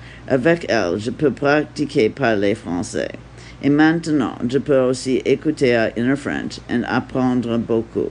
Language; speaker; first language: French; non-native, learner; English